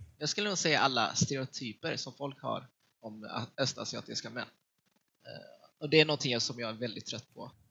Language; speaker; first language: Swedish; early bilingual, other home language; Vietnamese